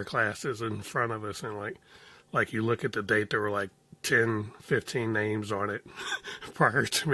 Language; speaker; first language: English; native; English